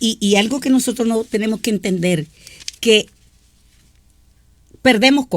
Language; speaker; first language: Spanish; native; Spanish